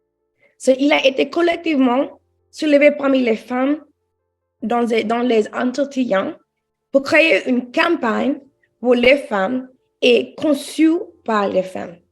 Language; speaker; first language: French; non-native, learner; English